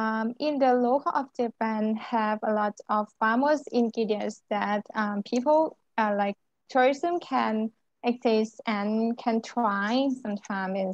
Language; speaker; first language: English; non-native, learner; Thai